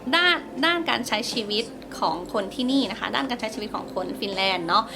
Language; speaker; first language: Thai; native; Thai